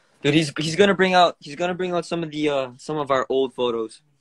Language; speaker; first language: English; early bilingual, other home language; Korean